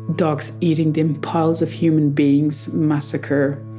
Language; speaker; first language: English; non-native, fluent; Persian